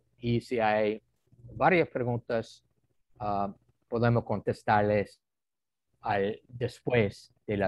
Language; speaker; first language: Spanish; non-native, fluent; English